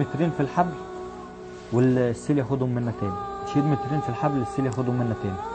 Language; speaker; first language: Arabic; native; Arabic